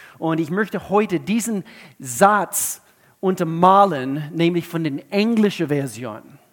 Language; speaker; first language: German; non-native, fluent; English